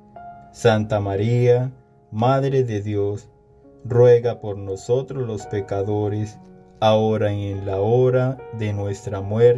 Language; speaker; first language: Spanish; native; Spanish